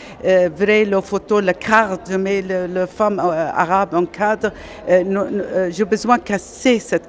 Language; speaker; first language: French; non-native, learner; Arabic